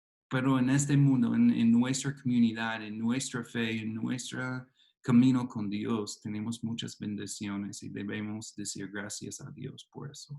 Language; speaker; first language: Spanish; non-native, fluent; English